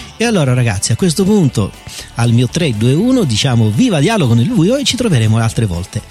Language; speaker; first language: Italian; native; Italian